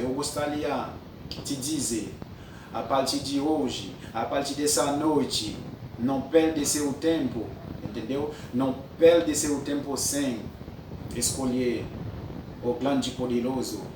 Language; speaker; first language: Portuguese; non-native, fluent; French